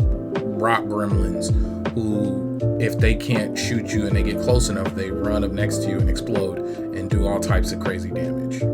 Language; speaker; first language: English; native; English